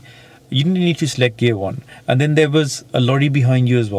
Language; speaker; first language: English; native; English